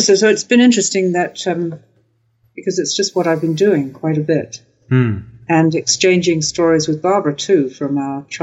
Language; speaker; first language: English; native; English